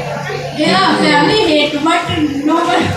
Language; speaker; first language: English; non-native, learner; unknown